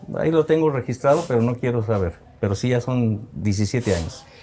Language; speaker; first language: Spanish; native; Spanish